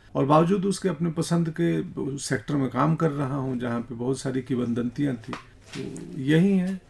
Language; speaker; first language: Hindi; native; Hindi